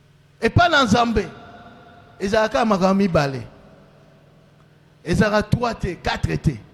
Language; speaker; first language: French; non-native, local second language; Lingala